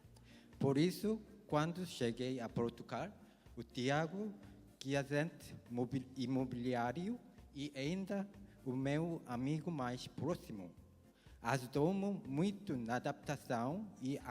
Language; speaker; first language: Portuguese; non-native, learner; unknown